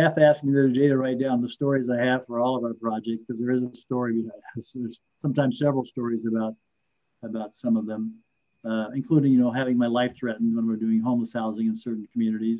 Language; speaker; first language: English; native; English